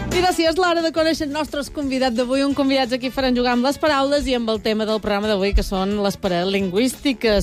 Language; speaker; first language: Catalan; native; Catalan